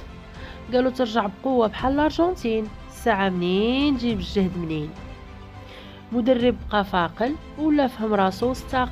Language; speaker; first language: Arabic; native; Arabic